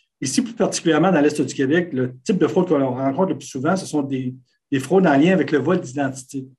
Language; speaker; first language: French; native; French